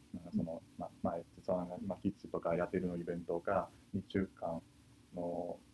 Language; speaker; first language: Japanese; non-native, fluent; Chinese